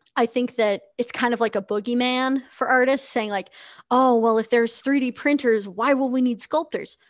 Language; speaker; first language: English; native; English